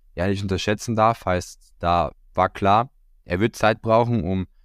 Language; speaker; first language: German; early bilingual, other home language; Croatian